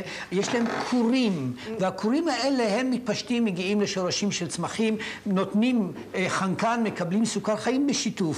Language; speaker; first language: Hebrew; native; Hebrew